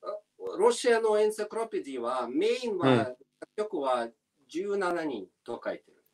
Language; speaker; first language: Japanese; non-native, learner; Russian